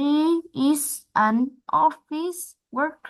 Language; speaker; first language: English; non-native, learner; Vietnamese